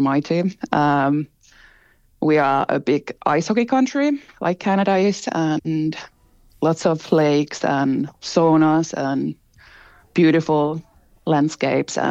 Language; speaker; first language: English; non-native, fluent; Finnish